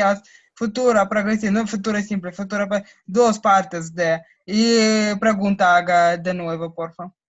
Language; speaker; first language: Spanish; non-native, learner; Russian